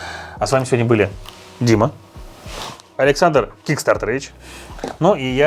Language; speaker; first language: Russian; native; Russian